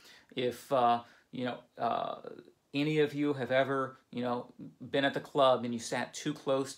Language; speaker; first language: English; native; English